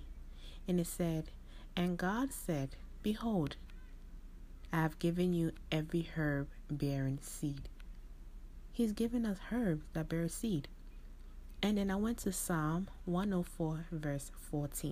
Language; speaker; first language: English; non-native, local second language; Akan